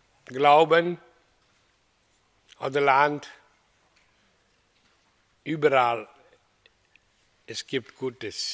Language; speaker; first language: German; non-native, fluent; Hindi